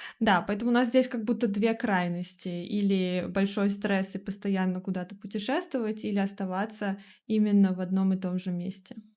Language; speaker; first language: Russian; native; Russian